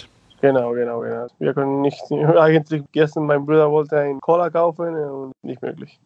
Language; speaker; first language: German; non-native, fluent; Spanish